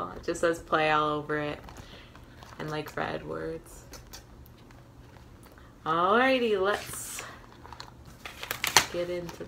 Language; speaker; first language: English; native; English